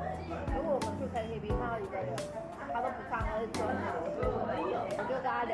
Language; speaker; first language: Chinese; native; Chinese